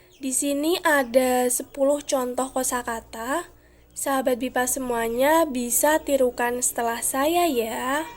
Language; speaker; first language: Indonesian; native; Indonesian